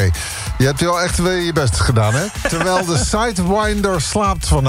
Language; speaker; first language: Dutch; native; Dutch